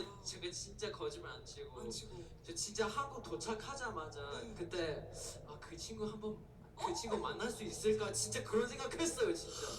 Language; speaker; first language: Korean; early bilingual, heritage; Korean